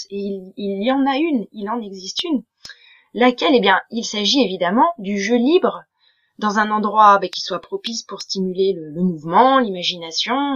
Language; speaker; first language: French; native; French